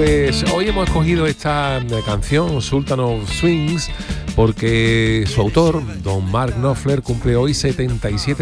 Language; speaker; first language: Spanish; native; Spanish